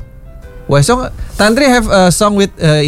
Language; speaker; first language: English; non-native, local second language; Indonesian